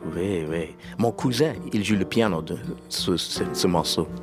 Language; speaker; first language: French; non-native, learner; English